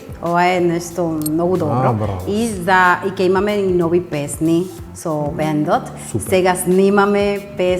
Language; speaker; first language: Macedonian; non-native, learner; Spanish